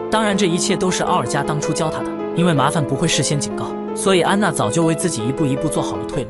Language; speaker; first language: Chinese; native; Chinese